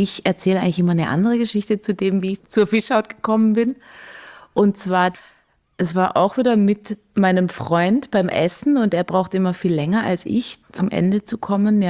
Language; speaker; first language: German; native; German